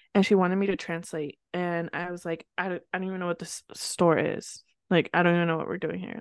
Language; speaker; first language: English; early bilingual, other home language; Spanish